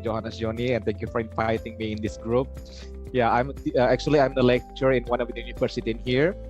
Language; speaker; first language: English; non-native, learner; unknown